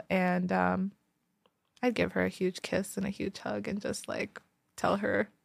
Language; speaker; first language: English; early bilingual, other home language; Tigrinya